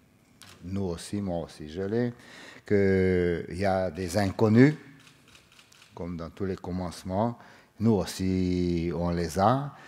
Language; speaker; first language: French; non-native, fluent; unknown